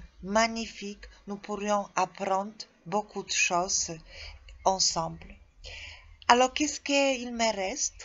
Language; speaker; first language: French; non-native, fluent; Polish